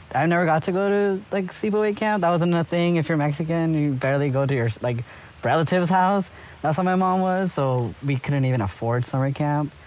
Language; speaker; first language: English; early bilingual, other home language; Spanish